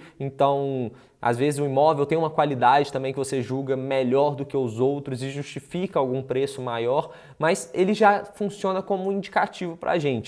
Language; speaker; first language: Portuguese; native; Portuguese